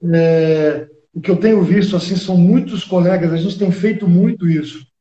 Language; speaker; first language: Portuguese; early bilingual, other home language; Spanish